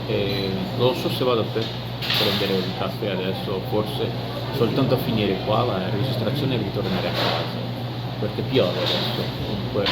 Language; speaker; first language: Italian; non-native, learner; Portuguese